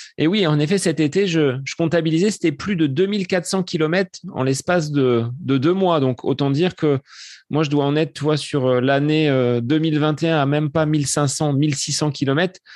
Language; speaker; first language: French; native; French